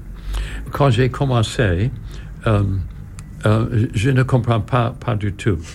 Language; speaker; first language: French; non-native, learner; English